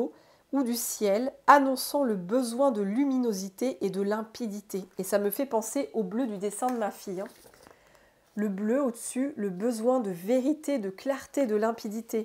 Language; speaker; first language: French; native; French